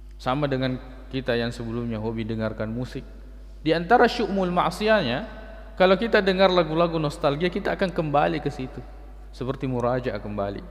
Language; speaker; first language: Malay; non-native, local second language; Buginese